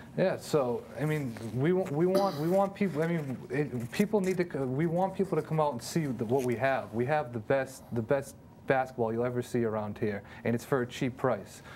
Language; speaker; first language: English; native; English